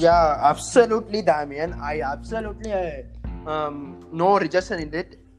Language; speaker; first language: English; non-native, local second language; Tamil